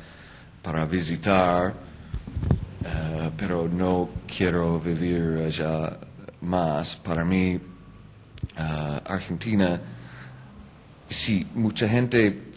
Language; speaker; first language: Spanish; non-native, fluent; English